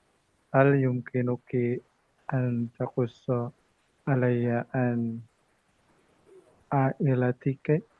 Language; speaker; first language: Arabic; non-native, learner; Indonesian